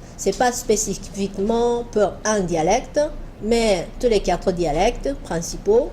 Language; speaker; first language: French; non-native, fluent; Japanese